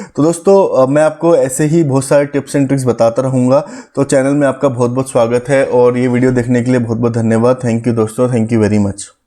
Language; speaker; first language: Hindi; native; Hindi